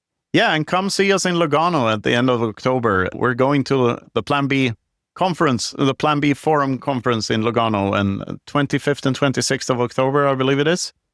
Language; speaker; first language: English; non-native, fluent; Swedish